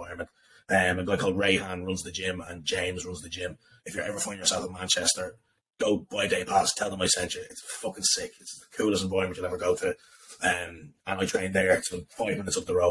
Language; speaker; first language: English; native; English